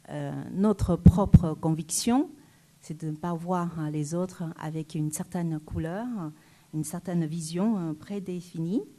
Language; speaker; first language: French; non-native, fluent; Chinese